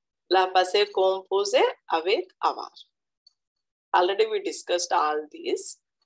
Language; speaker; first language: French; non-native, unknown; Telugu